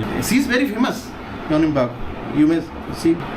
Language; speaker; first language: English; non-native, local second language; Hindi